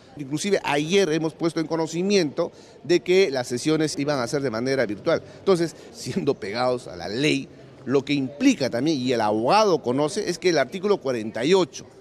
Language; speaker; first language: Spanish; native; Spanish